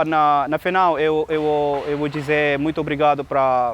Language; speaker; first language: Portuguese; non-native, learner; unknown